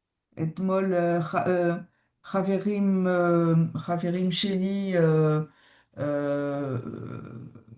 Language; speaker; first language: Hebrew; non-native, learner; French